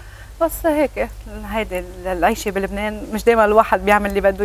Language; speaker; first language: Arabic; native; Arabic